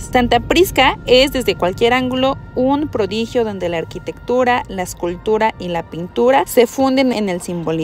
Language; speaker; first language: Spanish; native; Spanish